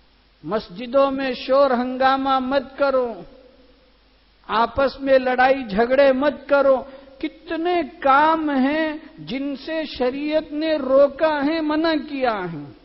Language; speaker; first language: Urdu; native; Urdu